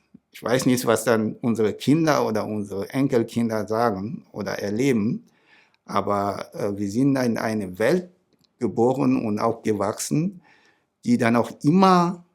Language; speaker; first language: German; non-native, fluent; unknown